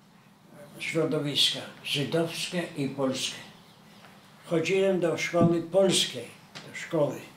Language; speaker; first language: Polish; non-native, local second language; Yiddish